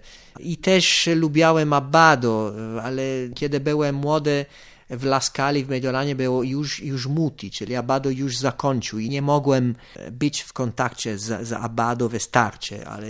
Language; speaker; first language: Polish; non-native, fluent; Italian